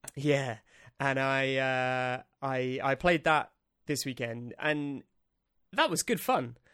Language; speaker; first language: English; native; English